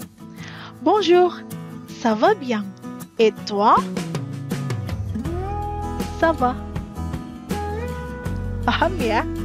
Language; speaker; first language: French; non-native, fluent; Indonesian